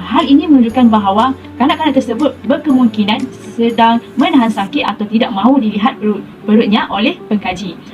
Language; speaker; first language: Malay; native; Malay